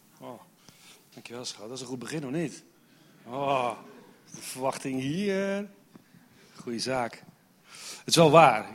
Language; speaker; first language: Dutch; non-native, fluent; English